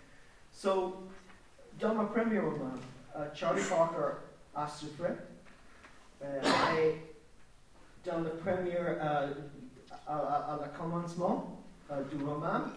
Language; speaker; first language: French; non-native, learner; English